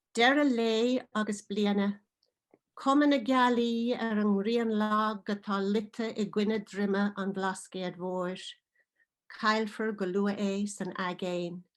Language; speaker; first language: Irish; non-native, local second language; English